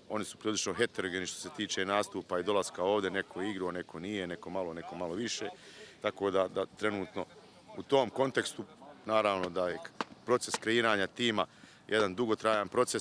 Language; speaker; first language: Bosnian; native; Bosnian